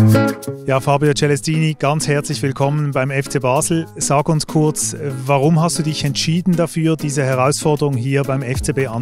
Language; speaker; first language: German; native; German